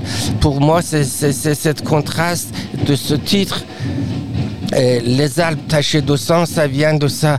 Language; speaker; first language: French; non-native, fluent; Persian